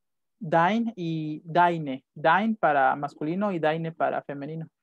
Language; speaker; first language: German; non-native, fluent; Spanish